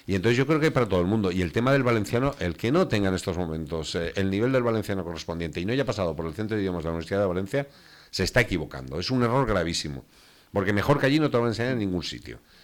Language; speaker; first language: Spanish; native; Spanish